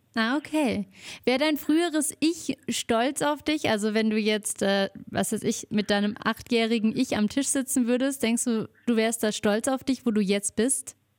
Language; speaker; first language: German; native; German